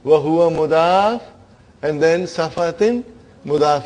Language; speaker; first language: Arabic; non-native, fluent; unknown